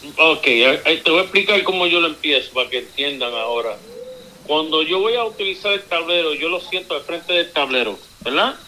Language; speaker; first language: Spanish; early bilingual, heritage; Spanish